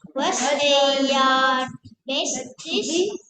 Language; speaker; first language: English; non-native, learner; Vietnamese